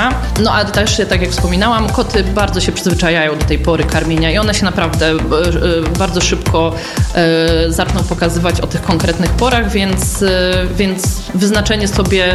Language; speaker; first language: Polish; native; Polish